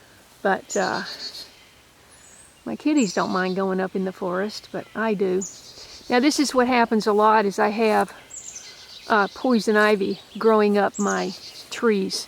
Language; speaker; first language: English; native; English